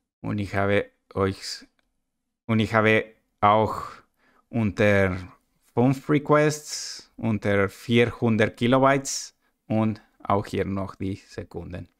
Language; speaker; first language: German; non-native, learner; Spanish